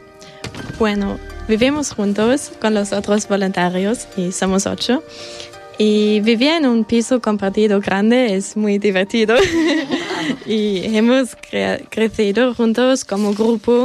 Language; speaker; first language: Spanish; non-native, fluent; German